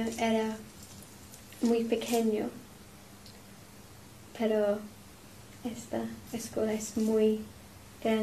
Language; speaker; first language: Spanish; non-native, learner; English